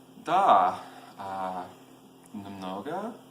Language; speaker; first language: Russian; non-native, learner; English